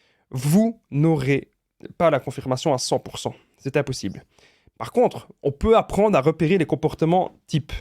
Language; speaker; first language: French; native; French